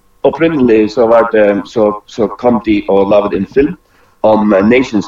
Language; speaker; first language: Danish; non-native, local second language; Faroese